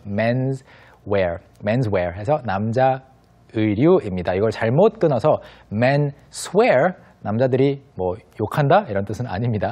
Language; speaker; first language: Korean; native; Korean